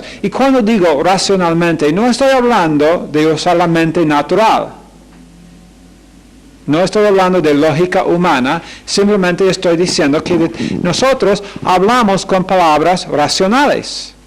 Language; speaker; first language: Spanish; non-native, fluent; English